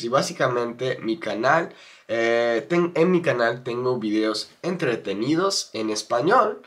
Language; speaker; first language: Spanish; non-native, fluent; English